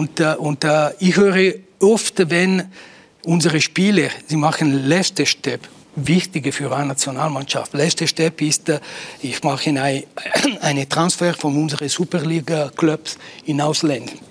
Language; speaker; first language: German; non-native, local second language; Italian